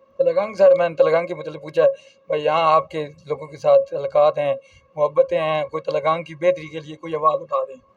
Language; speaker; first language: Urdu; non-native, local second language; Punjabi